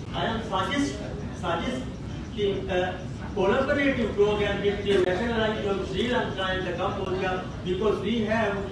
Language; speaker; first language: English; non-native, local second language; Sinhala